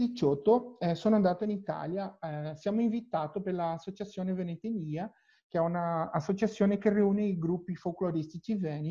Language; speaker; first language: Italian; non-native, learner; Portuguese